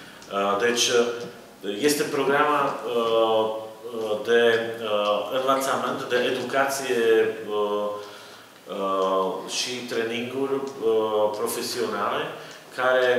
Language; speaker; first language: Romanian; non-native, fluent; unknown